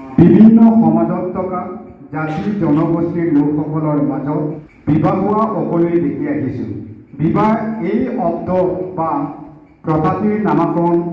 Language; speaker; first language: Assamese; non-native, local second language; Mising